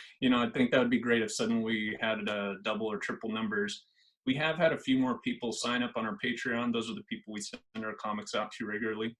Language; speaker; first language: English; native; English